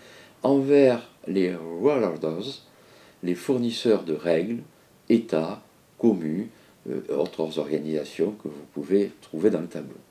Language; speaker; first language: French; native; French